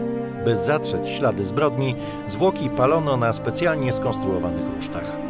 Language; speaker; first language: Polish; native; Polish